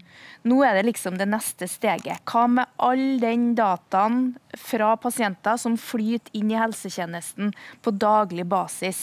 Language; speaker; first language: Norwegian; native; Norwegian